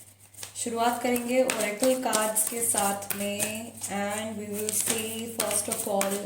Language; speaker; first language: Hindi; native; Hindi